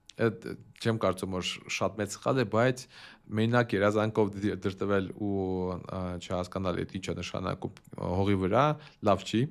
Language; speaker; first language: Armenian; early bilingual, heritage; Armenian